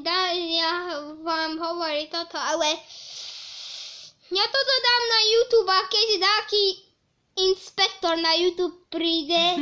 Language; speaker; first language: Slovak; early bilingual, heritage; Slovak